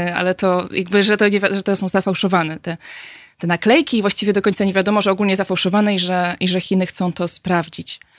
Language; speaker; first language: Polish; native; Polish